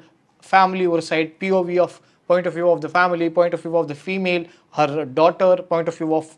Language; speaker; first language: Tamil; non-native, learner; Kashmiri